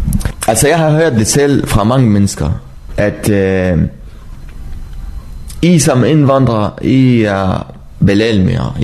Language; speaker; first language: Danish; non-native, learner; Arabic